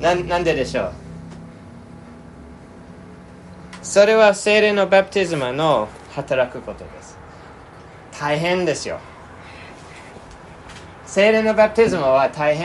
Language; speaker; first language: Japanese; non-native, fluent; English